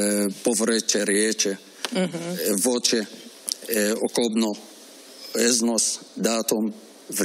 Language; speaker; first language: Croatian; non-native, learner; Arabic